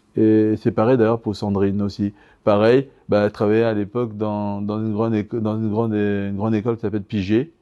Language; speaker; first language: French; early bilingual, other home language; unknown